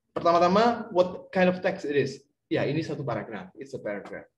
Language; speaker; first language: English; non-native, fluent; Indonesian